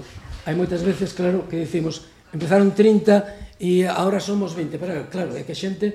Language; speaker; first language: Galician; native; Galician